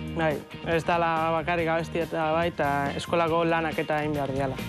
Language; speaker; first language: Basque; native; Basque